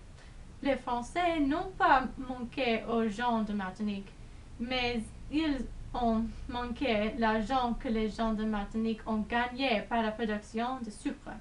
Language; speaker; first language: French; non-native, learner; English